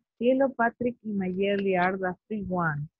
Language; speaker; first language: English; non-native, learner; Spanish